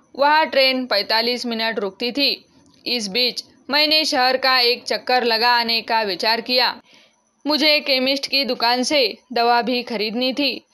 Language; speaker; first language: Hindi; non-native, local second language; Marathi